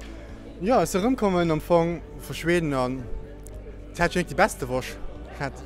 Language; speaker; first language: German; non-native, local second language; Luxembourgish